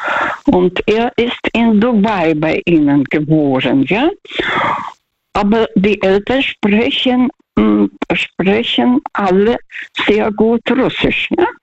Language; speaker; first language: German; non-native, fluent; Russian